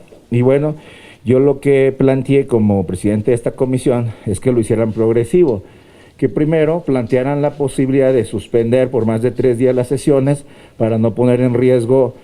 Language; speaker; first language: Spanish; native; Spanish